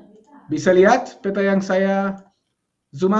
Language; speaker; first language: Indonesian; non-native, fluent; Hebrew